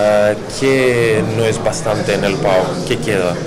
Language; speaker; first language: Spanish; non-native, learner; Greek